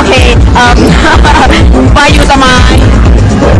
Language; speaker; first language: English; non-native, learner; Thai